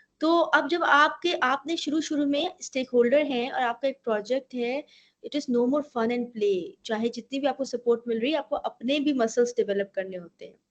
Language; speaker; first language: Urdu; native; Urdu